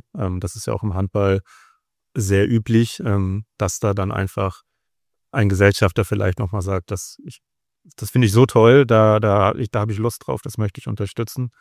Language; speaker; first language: German; native; German